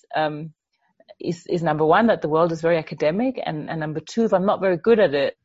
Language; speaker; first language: English; non-native, fluent; Danish